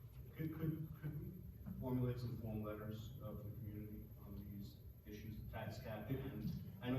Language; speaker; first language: English; native; English